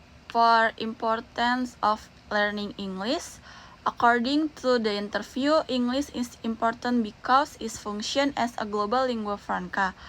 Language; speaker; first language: English; non-native, learner; Indonesian